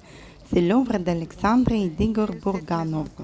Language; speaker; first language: French; non-native, fluent; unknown